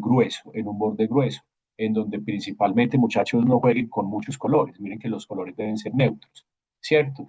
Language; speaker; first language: Spanish; native; Spanish